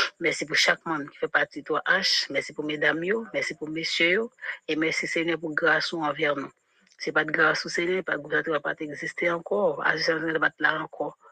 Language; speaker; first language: French; non-native, local second language; Haitian Creole